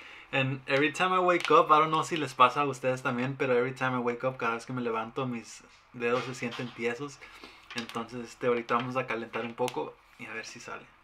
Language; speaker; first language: Spanish; early bilingual, heritage; Spanish